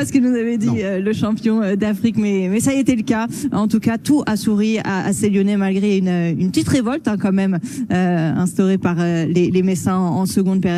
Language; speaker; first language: French; native; French